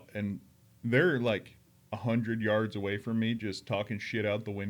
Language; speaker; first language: English; native; English